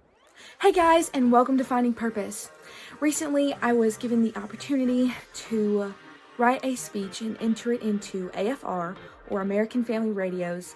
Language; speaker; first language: English; native; English